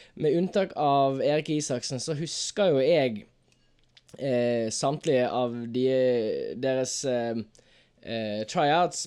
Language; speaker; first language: Norwegian; native; Norwegian